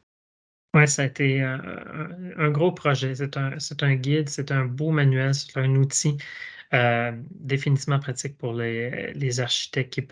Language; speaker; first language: French; native; French